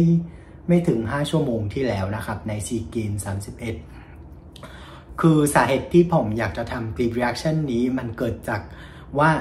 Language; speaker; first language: Thai; non-native, fluent; Vietnamese